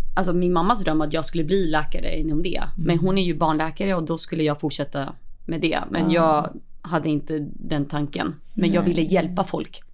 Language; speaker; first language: Swedish; early bilingual, other home language; Spanish